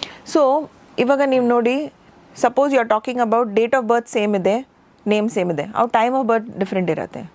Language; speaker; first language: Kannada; non-native, local second language; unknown